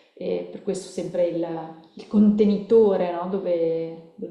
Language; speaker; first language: Italian; native; Italian